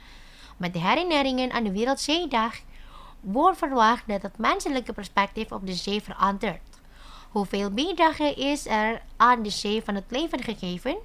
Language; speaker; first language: Dutch; non-native, fluent; Indonesian